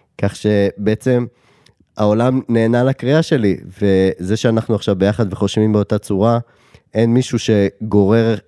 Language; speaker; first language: Hebrew; native; Hebrew